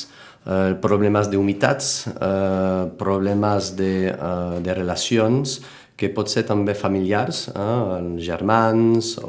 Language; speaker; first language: Catalan; non-native, fluent; French